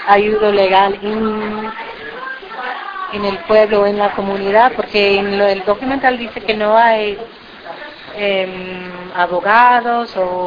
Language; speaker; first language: Spanish; non-native, fluent; English